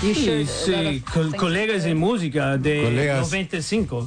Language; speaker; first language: Spanish; non-native, learner; English